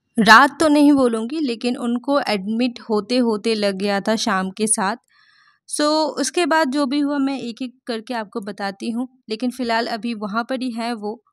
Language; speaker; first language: Hindi; non-native, local second language; Bangla